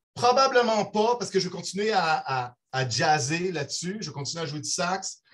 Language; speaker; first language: French; native; French